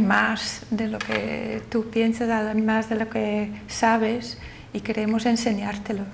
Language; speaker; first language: Spanish; non-native, fluent; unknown